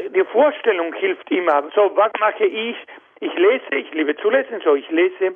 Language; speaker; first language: German; non-native, fluent; Spanish